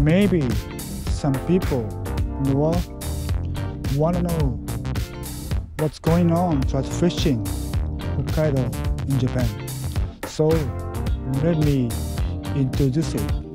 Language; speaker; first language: English; non-native, learner; Japanese